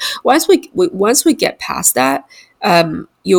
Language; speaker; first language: English; non-native, fluent; Chinese